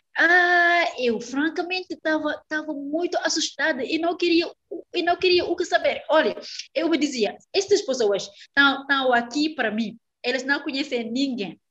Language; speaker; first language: Portuguese; non-native, fluent; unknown